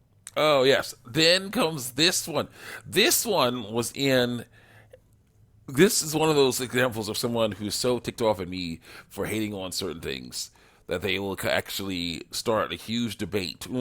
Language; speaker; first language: English; native; English